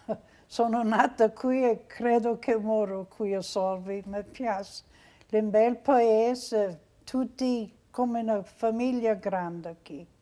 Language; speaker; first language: Italian; early bilingual, heritage; Italian